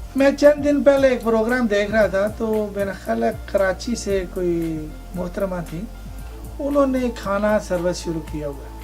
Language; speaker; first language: Urdu; non-native, local second language; Punjabi